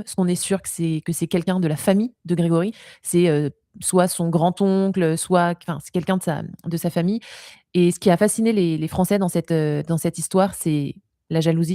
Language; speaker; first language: French; native; French